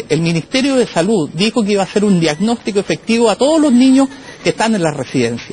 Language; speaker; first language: Spanish; native; Spanish